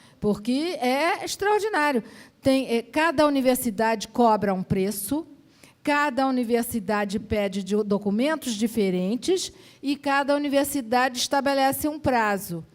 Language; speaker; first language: Portuguese; native; Portuguese